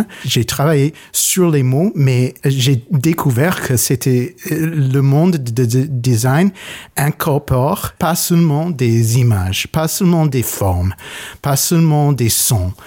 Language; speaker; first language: French; non-native, learner; English